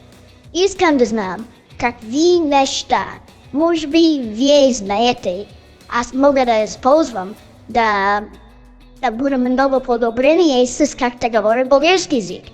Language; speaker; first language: Bulgarian; non-native, learner; Chinese